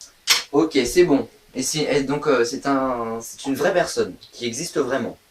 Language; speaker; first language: French; native; French